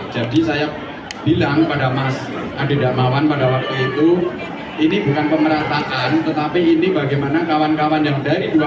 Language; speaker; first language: Indonesian; native; Indonesian